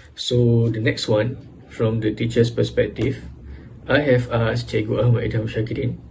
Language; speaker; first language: English; non-native, local second language; Malay